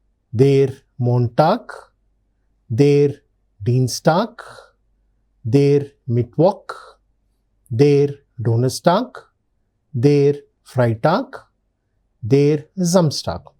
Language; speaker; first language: German; non-native, learner; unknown